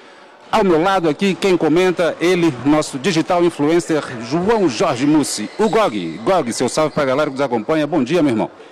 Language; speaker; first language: Portuguese; native; Portuguese